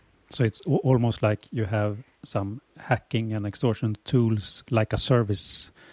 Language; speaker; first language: English; non-native, fluent; Swedish